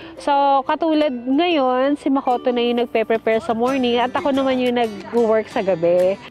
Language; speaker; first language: Filipino; native; Filipino